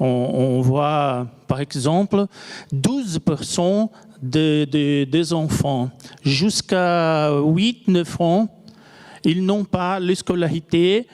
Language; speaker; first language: French; non-native, fluent; Portuguese